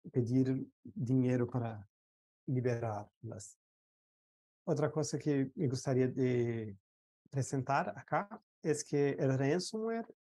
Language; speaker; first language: Spanish; non-native, fluent; Portuguese